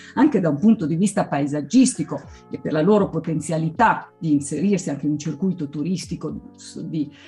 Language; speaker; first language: Italian; non-native, fluent; Swiss German